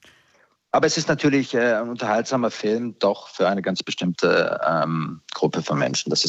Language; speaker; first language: German; early bilingual, other home language; Croatian